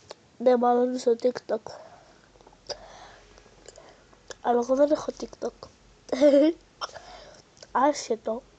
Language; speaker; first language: Greek; native; Greek